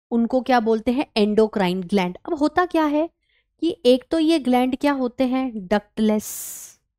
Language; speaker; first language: Hindi; native; Hindi